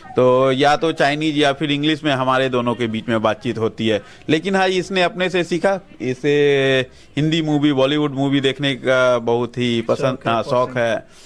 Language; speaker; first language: Hindi; native; Hindi